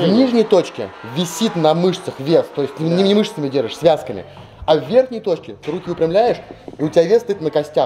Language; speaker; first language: Russian; non-native, fluent; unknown